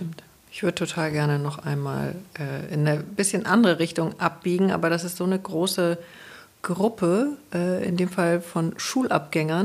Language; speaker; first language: German; native; German